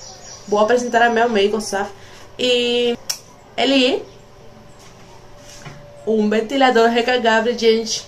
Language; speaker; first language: Portuguese; non-native, learner; Spanish